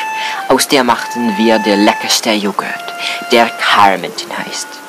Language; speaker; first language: German; non-native, learner; English